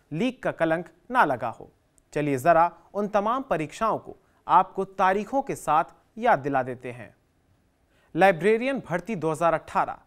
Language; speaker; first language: Hindi; native; Hindi